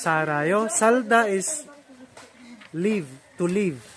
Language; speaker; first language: Korean; non-native, learner; Cebuano